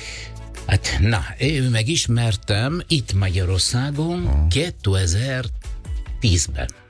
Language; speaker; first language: Hungarian; non-native, fluent; Italian